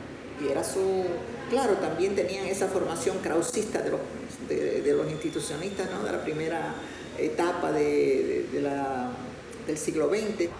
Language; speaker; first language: Spanish; native; Spanish